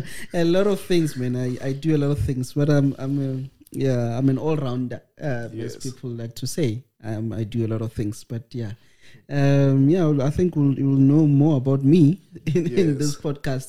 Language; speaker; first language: English; non-native, local second language; Northern Sotho